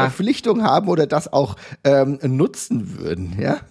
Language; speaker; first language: German; native; German